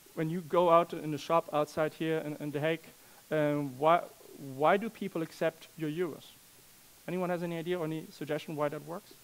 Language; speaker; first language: English; non-native, fluent; German